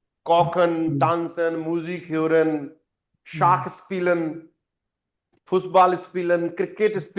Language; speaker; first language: German; non-native, fluent; Hindi